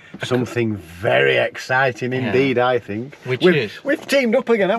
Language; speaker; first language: English; native; English